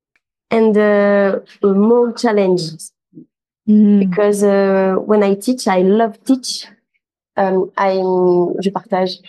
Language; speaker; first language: English; non-native, local second language; French